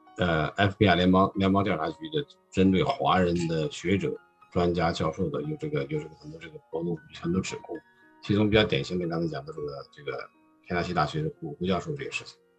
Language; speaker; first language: Chinese; native; Chinese